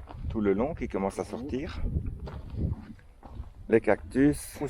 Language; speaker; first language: French; native; French